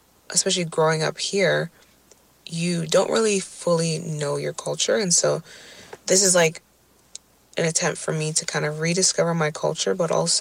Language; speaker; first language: English; native; English